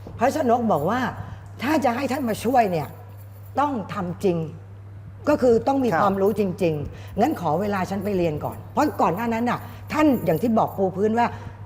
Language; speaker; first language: Thai; native; Thai